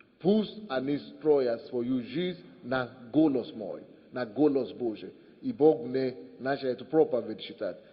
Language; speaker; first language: Russian; non-native, fluent; Yoruba